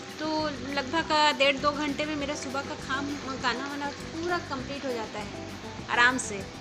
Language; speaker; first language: Hindi; native; Hindi